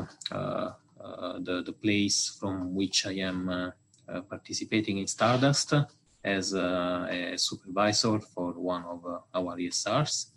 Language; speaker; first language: English; non-native, fluent; Italian